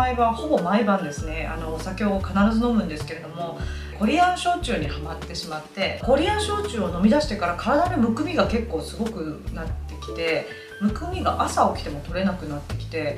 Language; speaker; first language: Japanese; native; Japanese